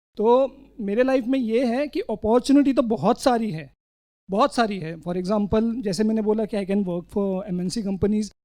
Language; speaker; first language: Hindi; non-native, local second language; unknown